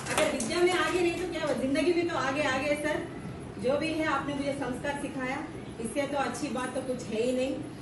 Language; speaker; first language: Hindi; non-native, local second language; Telugu